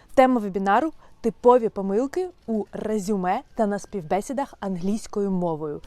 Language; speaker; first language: Ukrainian; native; Ukrainian